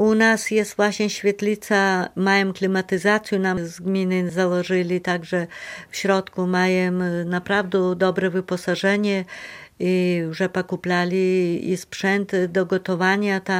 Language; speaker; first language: Polish; non-native, local second language; Belarusian